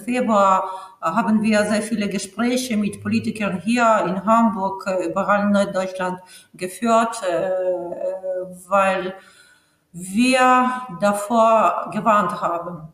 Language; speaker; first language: German; non-native, fluent; Ukrainian